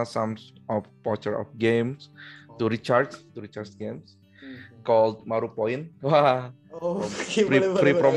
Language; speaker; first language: English; non-native, learner; Indonesian